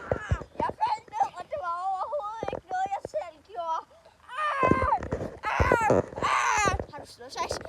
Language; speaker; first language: Danish; native; Danish